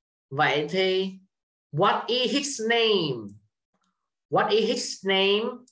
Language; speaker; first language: English; non-native, fluent; Vietnamese